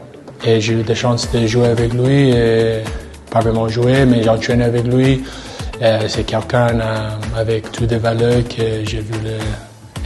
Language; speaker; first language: French; non-native, learner; English